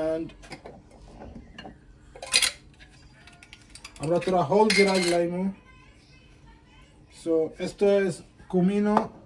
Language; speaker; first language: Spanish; non-native, fluent; Sylheti